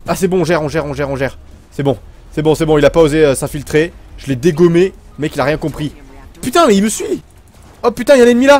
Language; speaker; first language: French; native; French